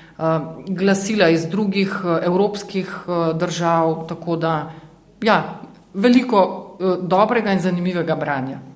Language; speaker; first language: Slovenian; native; Slovenian